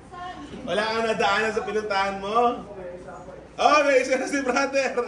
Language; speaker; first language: Filipino; native; Filipino